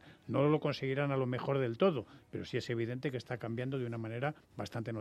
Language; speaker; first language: Spanish; native; Spanish